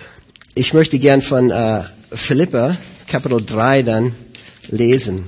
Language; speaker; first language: German; non-native, fluent; English